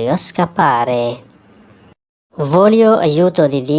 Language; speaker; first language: Italian; non-native, learner; Urdu